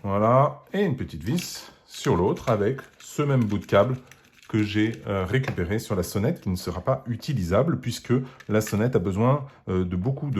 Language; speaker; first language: French; native; French